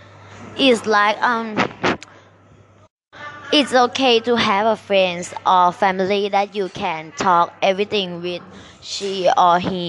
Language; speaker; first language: English; non-native, learner; Thai